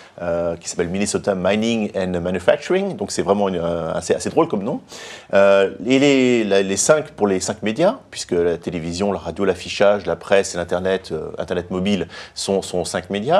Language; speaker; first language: French; native; French